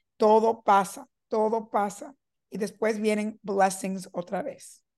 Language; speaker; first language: Spanish; early bilingual, heritage; Spanish